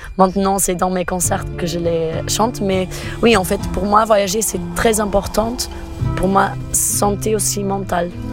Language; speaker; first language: French; non-native, fluent; Portuguese